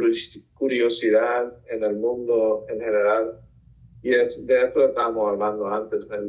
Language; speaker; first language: Spanish; early bilingual, heritage; Spanish